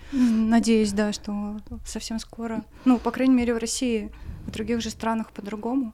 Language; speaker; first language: Russian; native; Russian